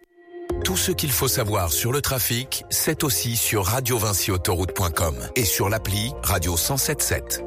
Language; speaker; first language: French; native; French